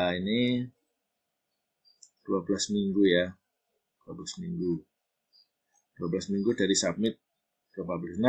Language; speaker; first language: Indonesian; native; Indonesian